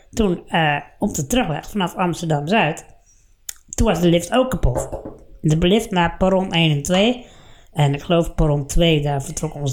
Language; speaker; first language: Dutch; native; Dutch